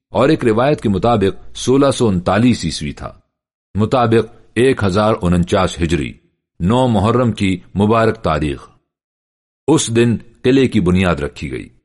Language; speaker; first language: Urdu; native; Urdu